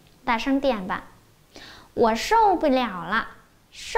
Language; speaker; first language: Chinese; non-native, fluent; Vietnamese